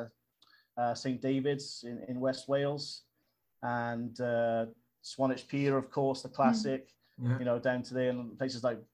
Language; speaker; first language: English; native; English